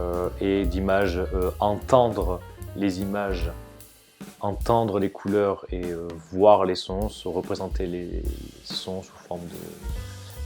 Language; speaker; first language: French; native; French